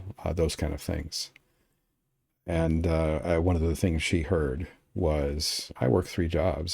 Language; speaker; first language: English; native; English